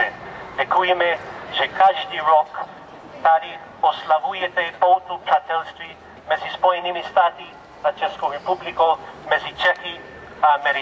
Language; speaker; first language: Czech; non-native, fluent; English